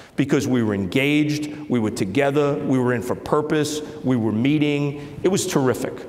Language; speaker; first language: English; native; English